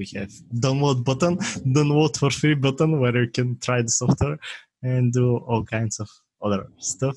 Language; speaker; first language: English; non-native, fluent; Bulgarian